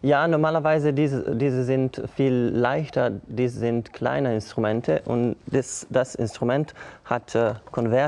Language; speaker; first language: German; non-native, learner; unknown